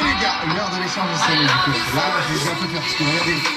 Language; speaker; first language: French; native; French